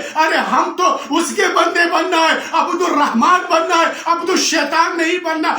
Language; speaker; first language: Urdu; non-native, local second language; Pashto